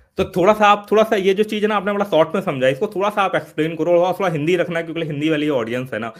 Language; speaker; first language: Hindi; native; Hindi